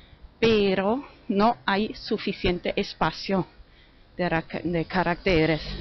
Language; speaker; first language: Spanish; non-native, fluent; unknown